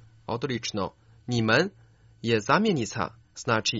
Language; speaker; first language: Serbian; non-native, fluent; Chinese